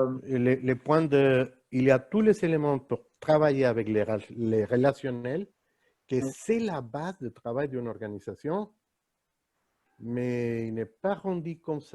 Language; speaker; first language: French; non-native, fluent; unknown